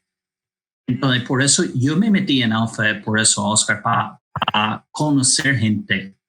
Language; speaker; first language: Spanish; non-native, fluent; English